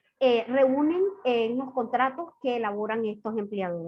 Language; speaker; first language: Spanish; native; Spanish